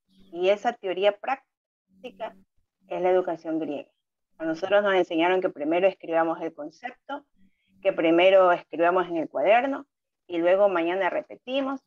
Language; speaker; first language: Spanish; native; Spanish